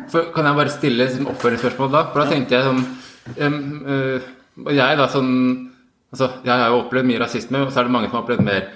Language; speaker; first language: Norwegian; native; Norwegian